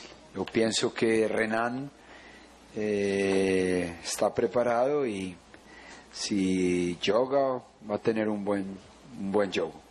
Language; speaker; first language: Portuguese; non-native, learner; Spanish